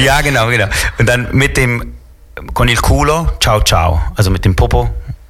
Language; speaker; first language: German; native; German